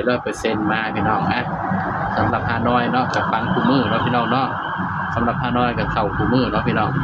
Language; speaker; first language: Thai; non-native, local second language; Lao